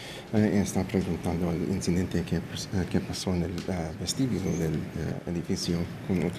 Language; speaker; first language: Spanish; early bilingual, heritage; English